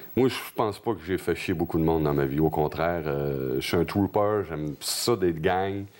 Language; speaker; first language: French; native; French